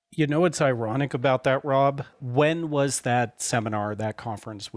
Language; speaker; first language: English; native; English